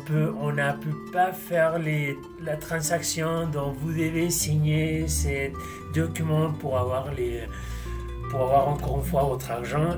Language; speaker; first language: French; non-native, fluent; Spanish